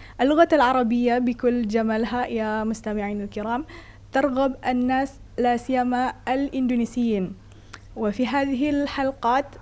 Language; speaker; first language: Arabic; non-native, fluent; Indonesian